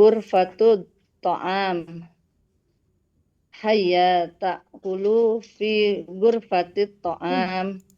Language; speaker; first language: Arabic; non-native, learner; Indonesian